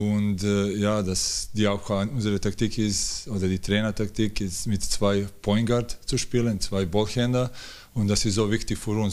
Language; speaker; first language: German; non-native, learner; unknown